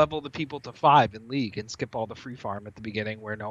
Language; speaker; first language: English; native; English